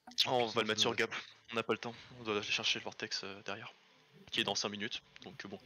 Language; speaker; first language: French; native; French